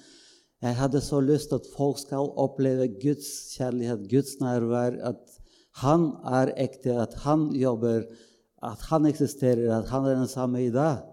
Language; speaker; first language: Norwegian; non-native, fluent; Bulgarian